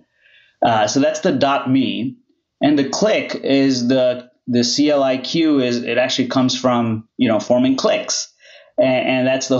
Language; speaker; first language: English; non-native, local second language; Gujarati